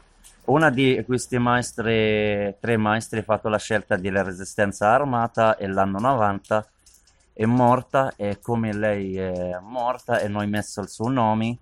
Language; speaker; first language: Italian; non-native, learner; Arabic